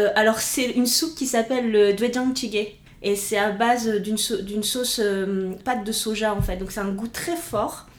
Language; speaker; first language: French; native; French